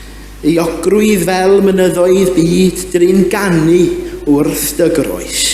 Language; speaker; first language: Welsh; native; Welsh